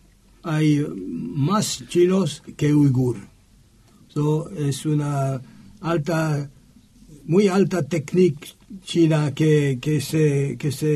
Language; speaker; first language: Spanish; non-native, learner; French